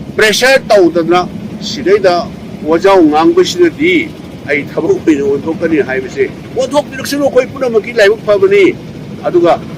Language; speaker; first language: Manipuri; native; Manipuri